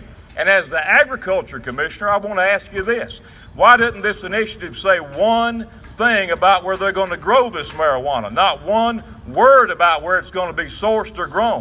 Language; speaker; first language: English; native; English